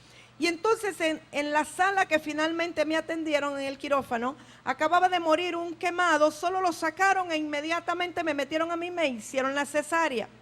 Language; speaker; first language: Spanish; native; Spanish